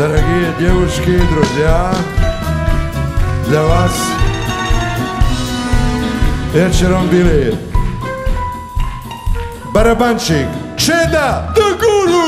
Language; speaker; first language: Russian; non-native, learner; Serbian